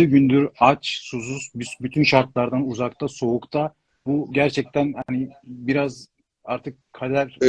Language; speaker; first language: Turkish; native; Turkish